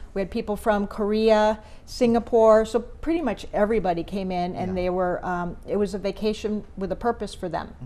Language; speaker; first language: English; native; English